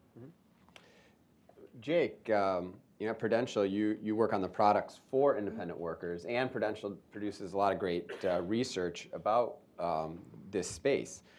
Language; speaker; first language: English; native; English